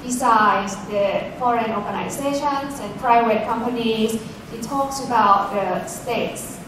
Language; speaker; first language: English; non-native, fluent; Thai